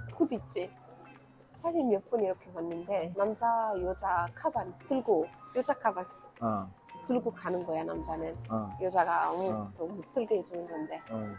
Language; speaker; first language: Korean; non-native, fluent; Arabic